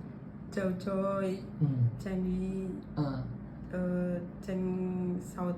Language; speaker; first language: Cantonese; non-native, learner; Indonesian